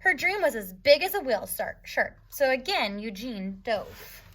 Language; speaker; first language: English; native; English